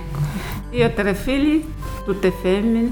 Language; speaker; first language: Italian; non-native, learner; Wolof